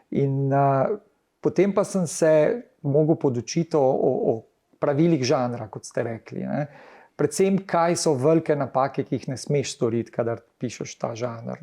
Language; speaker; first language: Slovenian; early bilingual, heritage; Slovenian